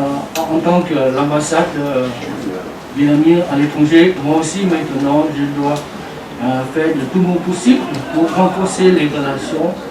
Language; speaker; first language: French; non-native, learner; Vietnamese